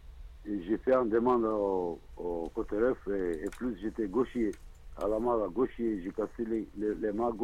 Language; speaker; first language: French; non-native, learner; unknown